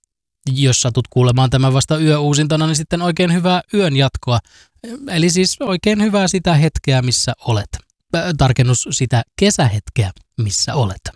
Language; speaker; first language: Finnish; native; Finnish